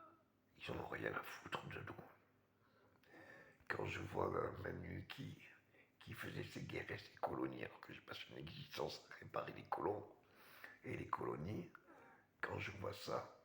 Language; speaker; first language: French; native; French